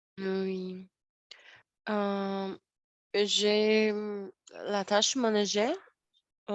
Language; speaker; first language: French; non-native, learner; Portuguese